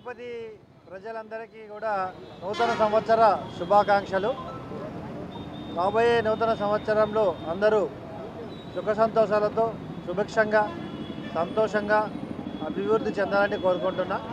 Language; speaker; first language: Telugu; native; Telugu